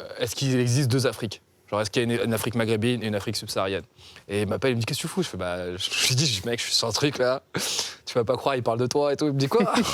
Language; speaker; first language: French; native; French